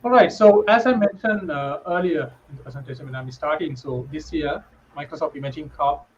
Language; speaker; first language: English; non-native, local second language; Sinhala